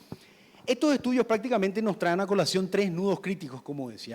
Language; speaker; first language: Spanish; native; Spanish